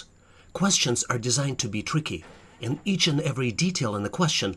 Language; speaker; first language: English; non-native, fluent; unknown